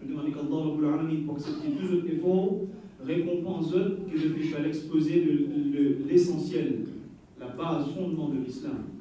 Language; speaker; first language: French; non-native, local second language; Haitian Creole